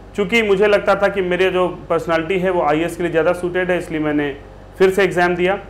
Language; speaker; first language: Hindi; native; Hindi